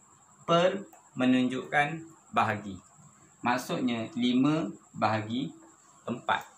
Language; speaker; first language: Malay; native; Malay